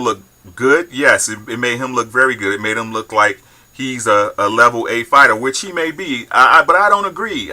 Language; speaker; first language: English; native; English